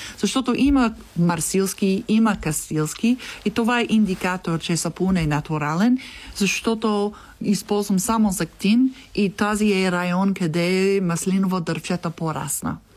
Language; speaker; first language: Bulgarian; non-native, learner; English